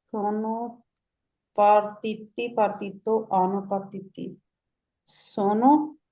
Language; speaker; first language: Italian; non-native, learner; Urdu